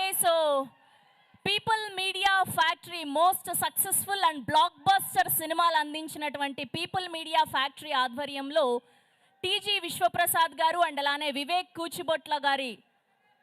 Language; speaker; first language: Telugu; native; Telugu